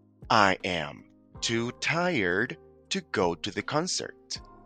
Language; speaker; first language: English; non-native, fluent; Spanish